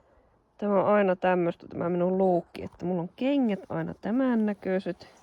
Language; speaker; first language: Finnish; native; Finnish